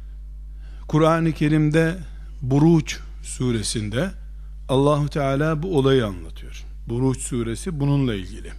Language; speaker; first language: Turkish; native; Turkish